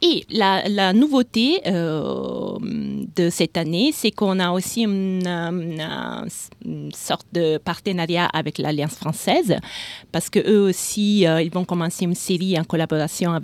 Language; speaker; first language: French; non-native, fluent; Italian